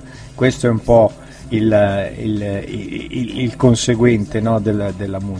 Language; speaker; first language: Italian; native; Italian